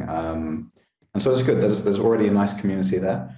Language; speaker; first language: English; native; English